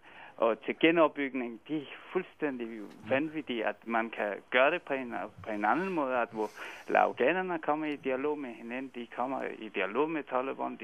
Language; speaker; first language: Danish; non-native, fluent; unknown